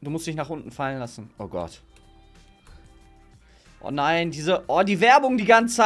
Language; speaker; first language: German; native; German